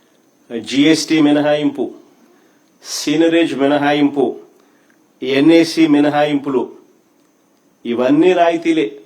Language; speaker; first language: Telugu; native; Telugu